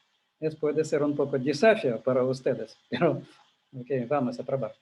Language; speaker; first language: Spanish; non-native, learner; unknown